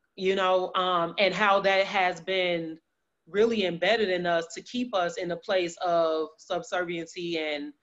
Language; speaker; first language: English; native; English